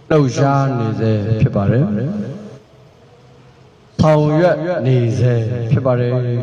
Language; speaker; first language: Burmese; native; Burmese